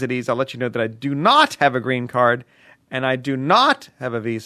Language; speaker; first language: English; native; English